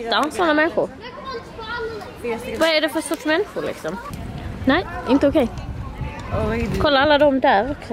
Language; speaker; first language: Swedish; native; Swedish